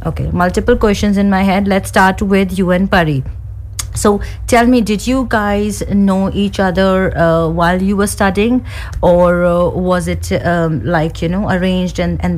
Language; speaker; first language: English; non-native, local second language; Hindi